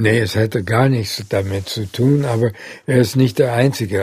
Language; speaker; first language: German; non-native, fluent; English